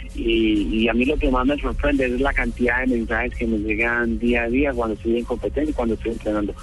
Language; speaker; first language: Spanish; native; Spanish